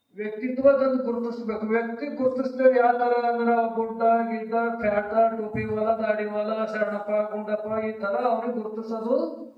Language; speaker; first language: Kannada; native; Kannada